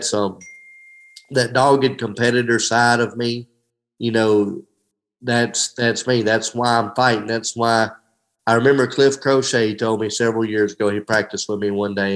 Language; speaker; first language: English; native; English